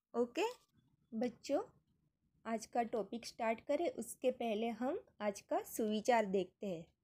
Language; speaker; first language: Hindi; non-native, local second language; Gujarati